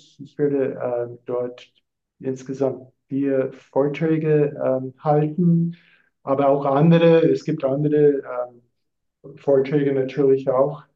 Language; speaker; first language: German; non-native, fluent; English